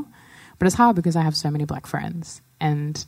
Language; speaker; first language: English; native; English